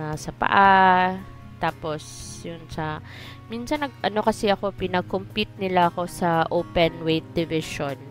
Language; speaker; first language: Filipino; non-native, local second language; Cebuano